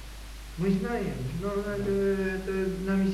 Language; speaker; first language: Russian; non-native, learner; English